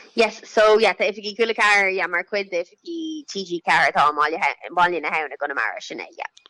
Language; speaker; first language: Irish; native; Irish